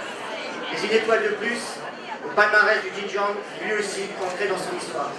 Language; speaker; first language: French; native; French